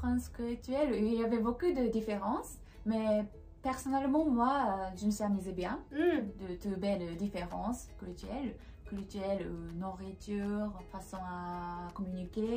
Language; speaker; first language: French; non-native, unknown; Japanese